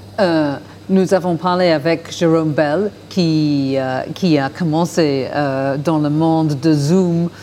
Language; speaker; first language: French; non-native, fluent; English